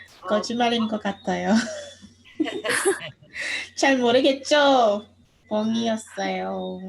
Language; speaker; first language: Korean; non-native, learner; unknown